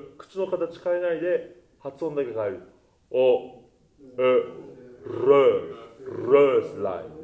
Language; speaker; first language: Japanese; native; Japanese